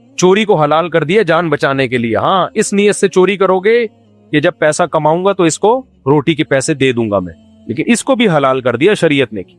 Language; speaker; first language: Urdu; native; Urdu